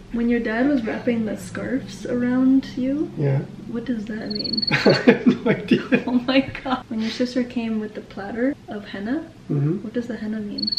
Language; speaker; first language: English; native; English